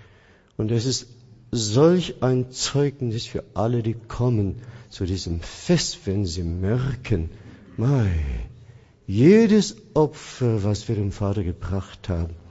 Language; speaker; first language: German; non-native, fluent; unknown